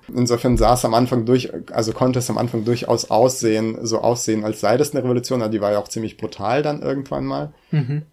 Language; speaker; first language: German; early bilingual, other home language; Russian